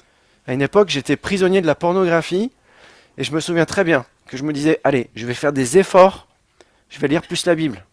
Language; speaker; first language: French; native; French